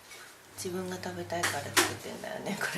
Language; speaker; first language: Japanese; native; Japanese